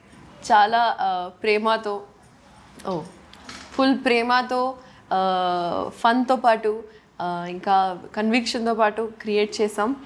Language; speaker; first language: Telugu; non-native, local second language; Urdu